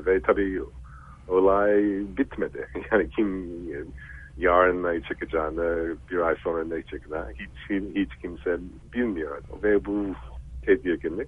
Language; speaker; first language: Turkish; non-native, fluent; English